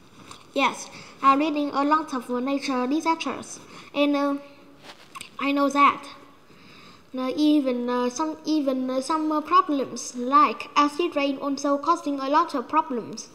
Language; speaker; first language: English; non-native, learner; Vietnamese